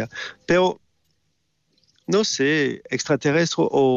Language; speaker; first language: Spanish; non-native, fluent; French